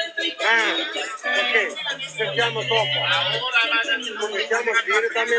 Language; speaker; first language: Italian; non-native, learner; Albanian